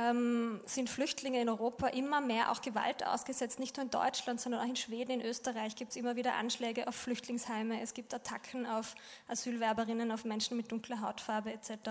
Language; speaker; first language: German; native; German